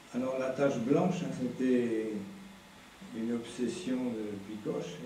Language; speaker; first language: French; native; French